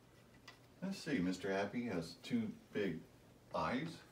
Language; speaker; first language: English; native; English